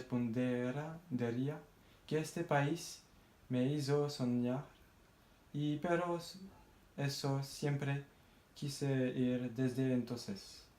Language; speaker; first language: Spanish; non-native, learner; French